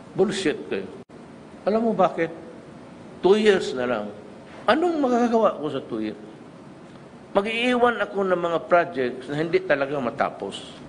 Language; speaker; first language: Filipino; non-native, local second language; Cebuano